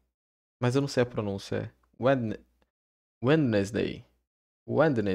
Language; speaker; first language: Portuguese; native; Portuguese